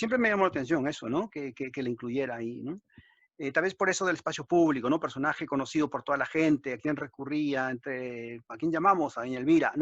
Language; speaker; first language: Spanish; native; Spanish